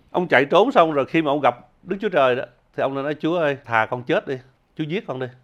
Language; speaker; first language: Vietnamese; early bilingual, heritage; Vietnamese